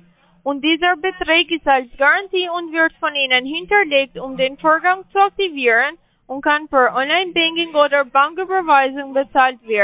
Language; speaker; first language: German; non-native, learner; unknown